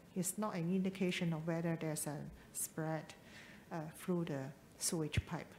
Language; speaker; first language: English; non-native, local second language; Chinese